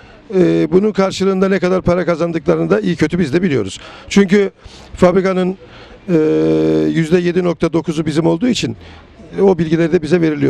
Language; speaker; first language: Turkish; native; Turkish